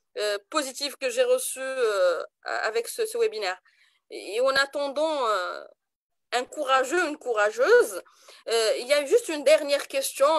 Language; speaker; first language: French; non-native, local second language; Arabic